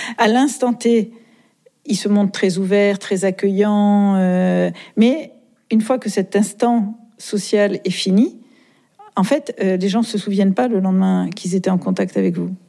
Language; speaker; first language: French; native; French